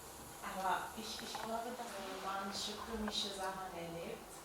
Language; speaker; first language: German; non-native, learner; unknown